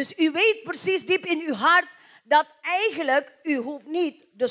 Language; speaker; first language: Dutch; non-native, learner; Indonesian